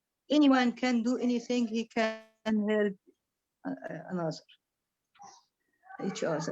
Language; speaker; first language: English; non-native, learner; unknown